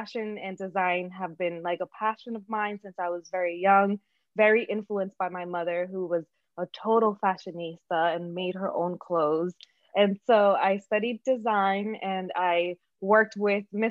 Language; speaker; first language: English; early bilingual, other home language; Spanish